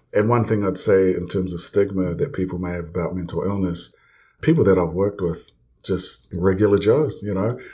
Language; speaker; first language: English; native; English